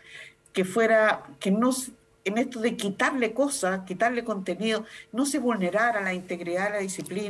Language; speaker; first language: Spanish; native; Spanish